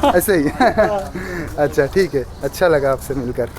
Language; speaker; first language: Hindi; non-native, local second language; Bangla